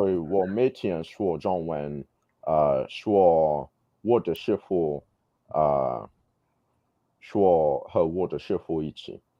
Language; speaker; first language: Chinese; non-native, learner; English